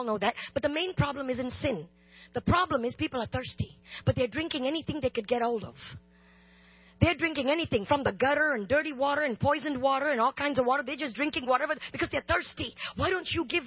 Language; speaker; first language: English; non-native, local second language; Tamil